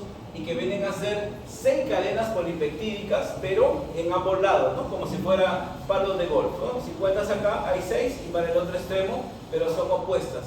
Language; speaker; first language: Spanish; native; Spanish